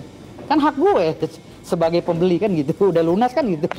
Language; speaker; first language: Indonesian; native; Indonesian